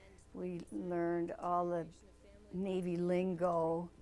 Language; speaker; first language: English; native; English